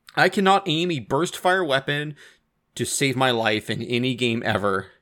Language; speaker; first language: English; native; English